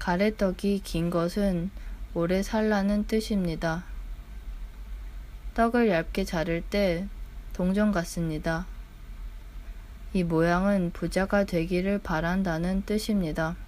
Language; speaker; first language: Korean; non-native, learner; English